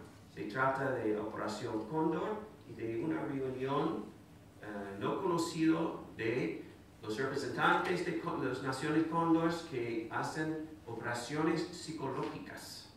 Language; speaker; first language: Spanish; non-native, fluent; English